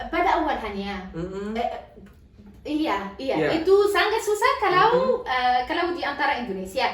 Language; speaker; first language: Indonesian; non-native, learner; Arabic